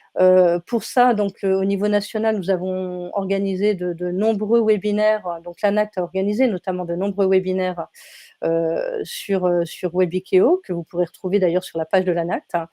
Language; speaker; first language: French; native; French